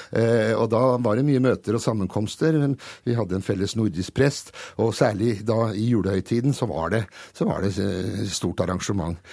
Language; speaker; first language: Norwegian; early bilingual, other home language; Hungarian